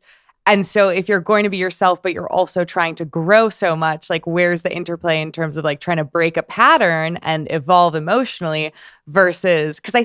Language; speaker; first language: English; native; English